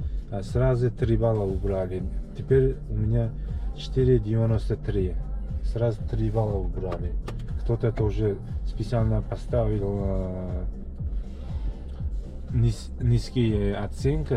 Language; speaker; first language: Russian; non-native, learner; Uzbek